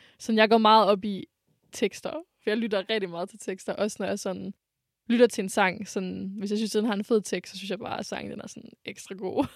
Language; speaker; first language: Danish; early bilingual, other home language; French